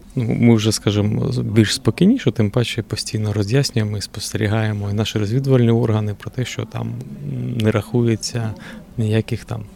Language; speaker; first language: Ukrainian; native; Ukrainian